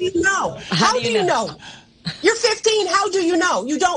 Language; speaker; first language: English; native; English